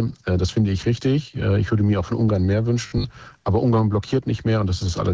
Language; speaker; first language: German; native; German